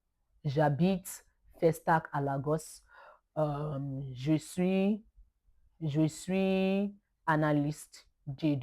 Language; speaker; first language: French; non-native, learner; Yoruba